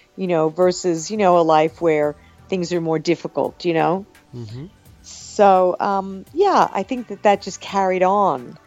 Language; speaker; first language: English; native; English